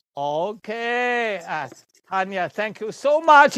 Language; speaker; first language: English; non-native, learner; Chinese